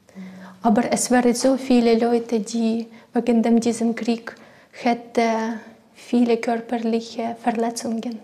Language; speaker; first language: German; non-native, learner; Ukrainian